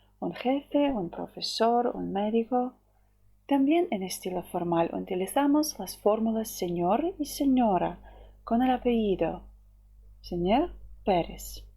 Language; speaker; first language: Spanish; non-native, fluent; Ukrainian